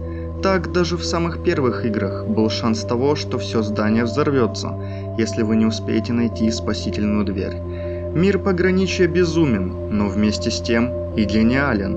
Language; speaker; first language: Russian; native; Russian